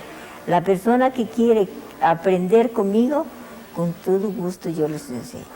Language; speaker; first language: Spanish; non-native, local second language; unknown